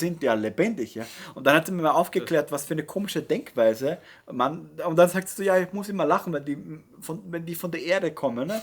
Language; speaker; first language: German; native; German